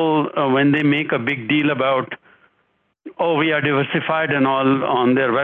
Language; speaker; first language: English; non-native, local second language; Hindi